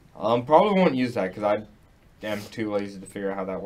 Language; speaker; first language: English; native; English